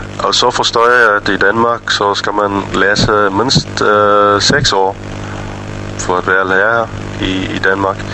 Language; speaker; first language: Danish; non-native, fluent; English